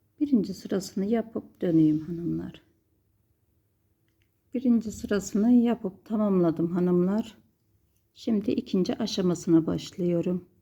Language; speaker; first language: Turkish; native; Turkish